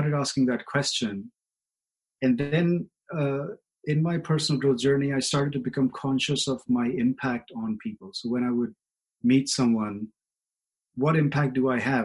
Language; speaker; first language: English; non-native, local second language; Hindi